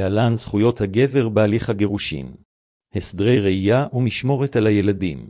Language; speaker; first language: Hebrew; native; Hebrew